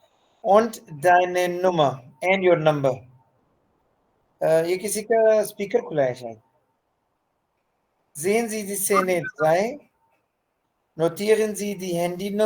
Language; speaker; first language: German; non-native, fluent; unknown